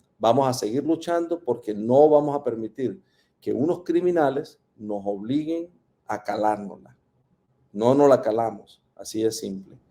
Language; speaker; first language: Spanish; native; Spanish